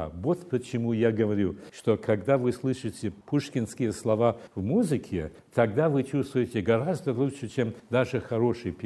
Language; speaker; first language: Russian; non-native, fluent; English